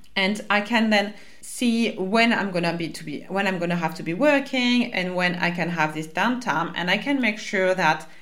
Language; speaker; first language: English; non-native, fluent; French